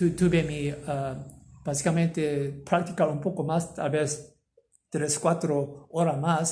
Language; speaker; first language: Spanish; non-native, learner; Korean